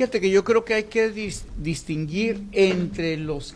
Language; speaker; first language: Spanish; native; Spanish